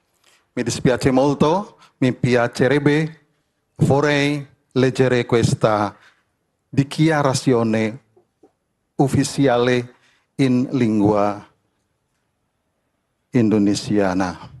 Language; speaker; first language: Italian; non-native, learner; Indonesian